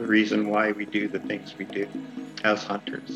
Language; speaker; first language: English; native; English